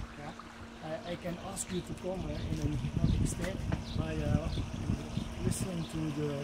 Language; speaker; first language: English; non-native, fluent; Dutch